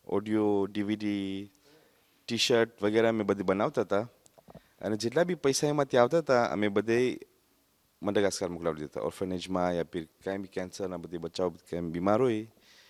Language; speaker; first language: Gujarati; early bilingual, heritage; Gujarati